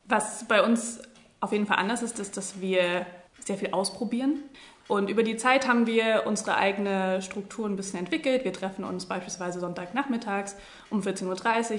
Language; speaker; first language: German; native; German